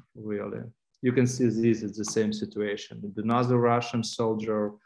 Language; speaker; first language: English; non-native, fluent; Ukrainian